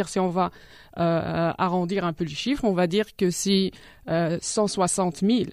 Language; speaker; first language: French; non-native, local second language; Arabic